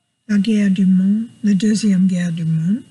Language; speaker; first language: French; non-native, learner; English